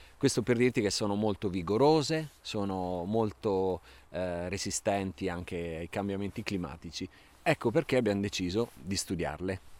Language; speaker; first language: Italian; native; Italian